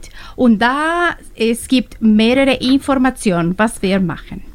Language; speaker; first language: German; non-native, learner; Spanish